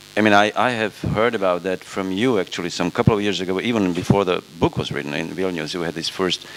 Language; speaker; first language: English; non-native, fluent; Slovak